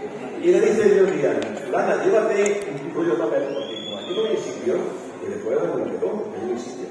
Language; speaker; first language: Spanish; native; Spanish